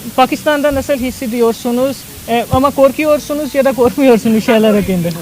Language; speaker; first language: Turkish; non-native, learner; Urdu